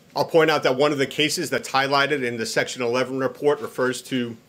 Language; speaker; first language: English; native; English